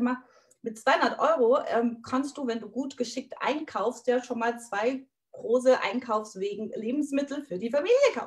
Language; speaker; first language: German; native; German